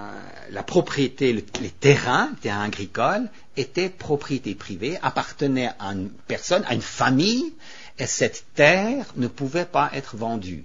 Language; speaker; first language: French; native; French